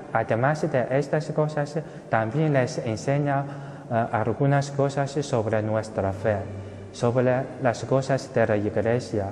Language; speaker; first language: Spanish; non-native, fluent; Chinese